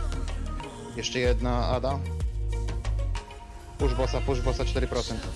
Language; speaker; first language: Polish; native; Polish